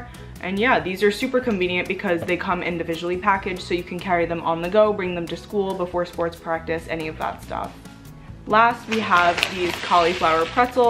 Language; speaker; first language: English; native; English